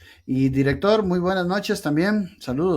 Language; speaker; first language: Spanish; native; Spanish